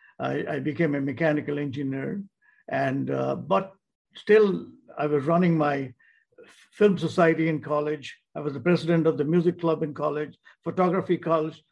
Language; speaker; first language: English; non-native, local second language; Bangla